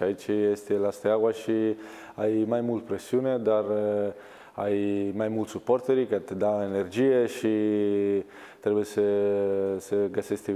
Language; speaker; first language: Romanian; non-native, learner; Italian